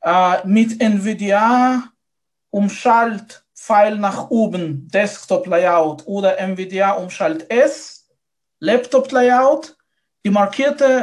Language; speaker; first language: German; non-native, fluent; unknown